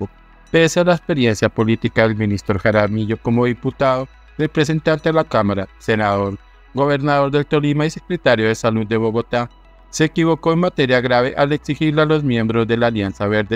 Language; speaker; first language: Spanish; native; Spanish